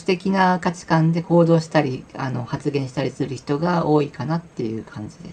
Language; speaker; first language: Japanese; native; Japanese